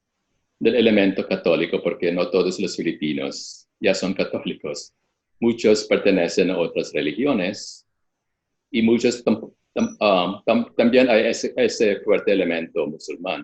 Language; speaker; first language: Spanish; non-native, fluent; Filipino